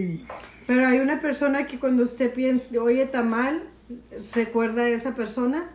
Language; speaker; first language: Spanish; early bilingual, heritage; Spanish